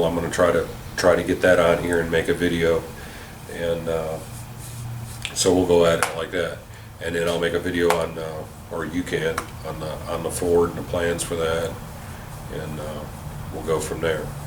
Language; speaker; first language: English; native; English